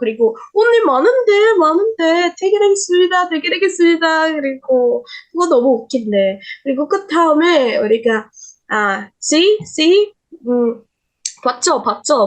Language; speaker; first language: Korean; non-native, learner; Indonesian